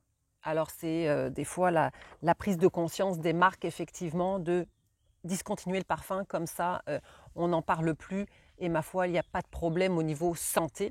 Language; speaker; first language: French; native; French